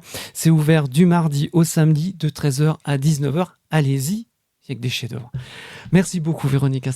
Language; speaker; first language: French; native; French